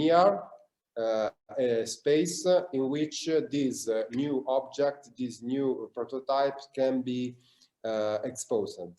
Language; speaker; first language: English; non-native, learner; Italian